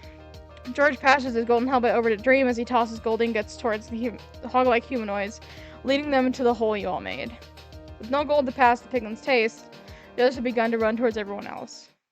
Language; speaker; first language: English; native; English